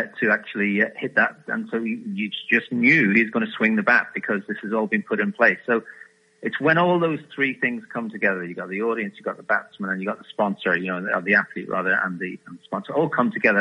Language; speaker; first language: English; native; English